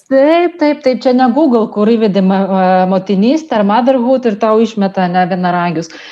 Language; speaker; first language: Lithuanian; non-native, local second language; Russian